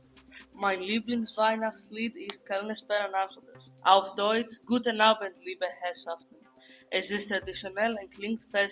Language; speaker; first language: German; non-native, learner; Greek